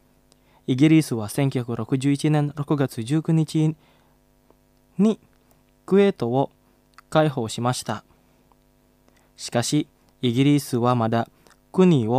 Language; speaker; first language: Japanese; non-native, fluent; Indonesian